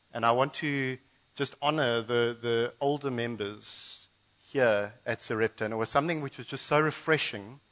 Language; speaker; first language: English; native; English